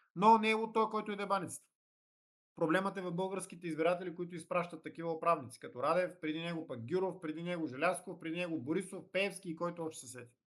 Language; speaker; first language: Bulgarian; native; Bulgarian